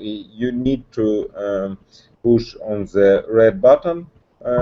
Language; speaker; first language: English; non-native, learner; Russian